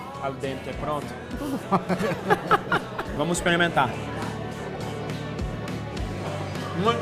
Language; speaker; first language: Portuguese; native; Portuguese